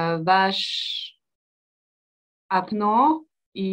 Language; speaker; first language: Russian; non-native, learner; French